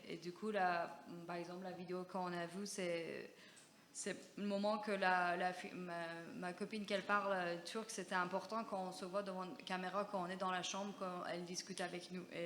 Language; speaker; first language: French; non-native, fluent; Persian